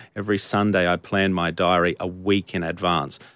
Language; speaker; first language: English; native; English